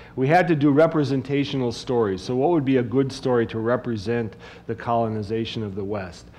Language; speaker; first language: English; native; English